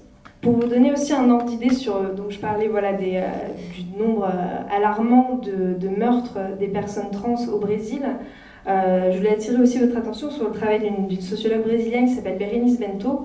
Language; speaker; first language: French; native; French